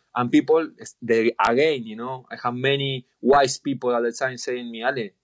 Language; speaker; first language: English; non-native, fluent; Spanish